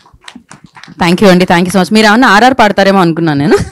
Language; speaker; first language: Telugu; native; Telugu